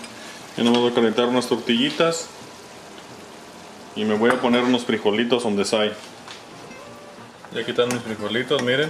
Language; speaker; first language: Spanish; native; Spanish